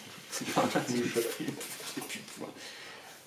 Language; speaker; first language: French; native; French